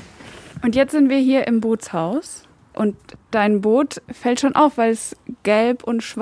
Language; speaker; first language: German; native; German